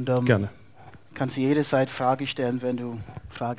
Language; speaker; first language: German; non-native, fluent; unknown